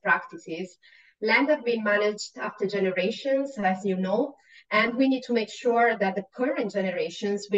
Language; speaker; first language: English; non-native, fluent; Italian